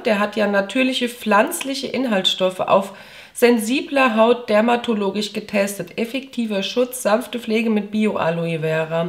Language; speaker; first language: German; native; German